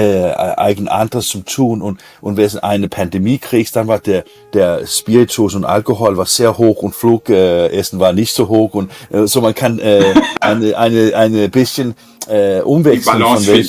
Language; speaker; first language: German; non-native, learner; Danish